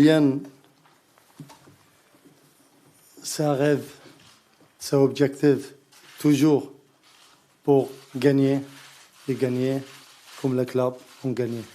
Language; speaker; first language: French; non-native, learner; Arabic